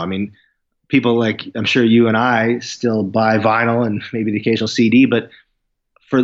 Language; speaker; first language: English; native; English